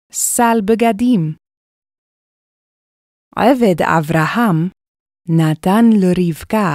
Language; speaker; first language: Hebrew; non-native, fluent; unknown